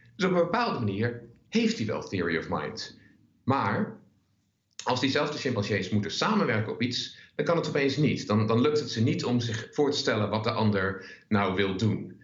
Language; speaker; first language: Dutch; native; Dutch